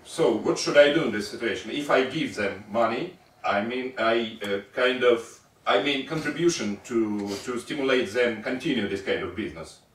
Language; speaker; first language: English; non-native, learner; Russian